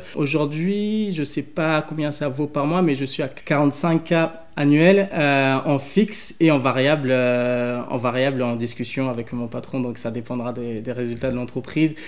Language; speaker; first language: French; early bilingual, other home language; English